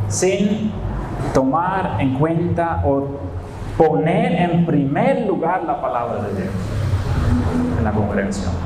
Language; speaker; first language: Spanish; non-native, fluent; Dutch